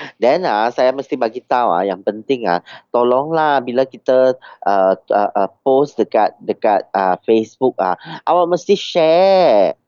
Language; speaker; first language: Malay; non-native, local second language; Chinese